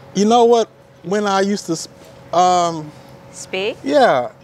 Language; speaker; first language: English; native; English